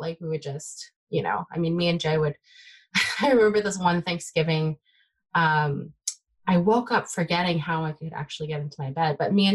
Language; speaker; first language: English; early bilingual, other home language; Min Nan Chinese